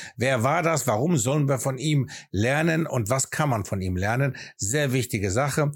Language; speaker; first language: German; early bilingual, other home language; Greek